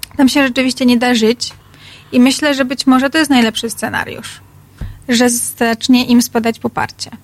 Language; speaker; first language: Polish; native; Polish